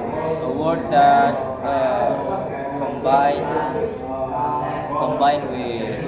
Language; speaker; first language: English; non-native, learner; Indonesian